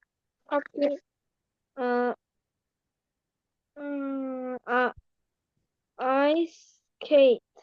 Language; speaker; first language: English; non-native, learner; Korean